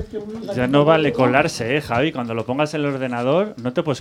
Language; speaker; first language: Spanish; native; Spanish